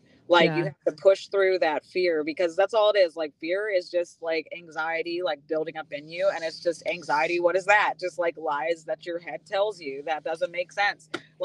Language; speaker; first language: English; native; English